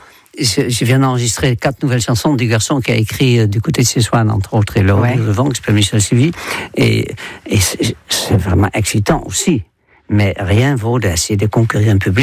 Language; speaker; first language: French; non-native, fluent; Dutch